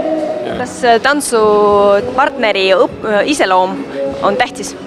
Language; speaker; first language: Estonian; native; Estonian